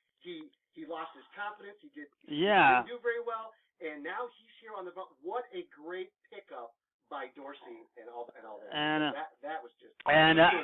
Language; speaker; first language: English; native; English